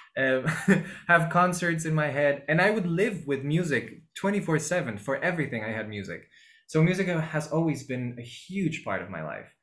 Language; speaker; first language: English; non-native, fluent; Spanish